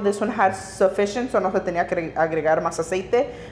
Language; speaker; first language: Spanish; early bilingual, heritage; Spanish